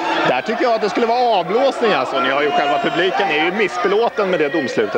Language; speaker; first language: Swedish; native; Swedish